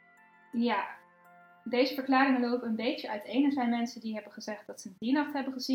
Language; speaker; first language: Dutch; native; Dutch